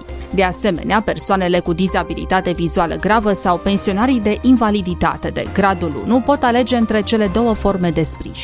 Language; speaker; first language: Romanian; native; Romanian